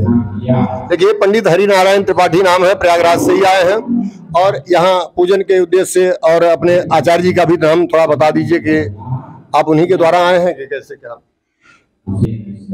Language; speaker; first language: Hindi; native; Hindi